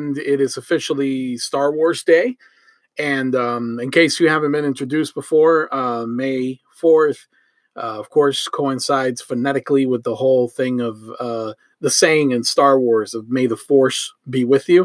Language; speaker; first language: English; early bilingual, other home language; Spanish